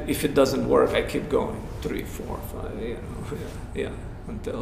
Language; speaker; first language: English; non-native, fluent; Romanian